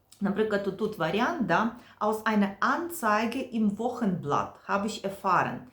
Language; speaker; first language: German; non-native, fluent; Ukrainian